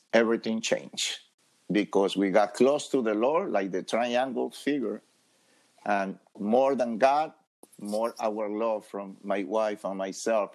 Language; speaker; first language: English; non-native, fluent; Spanish